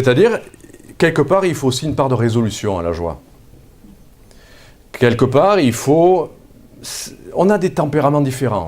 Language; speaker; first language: French; native; French